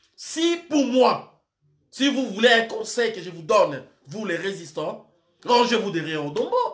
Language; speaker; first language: French; non-native, local second language; Lingala